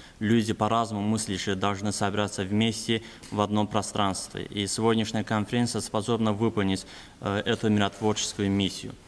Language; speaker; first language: Russian; non-native, local second language; Azerbaijani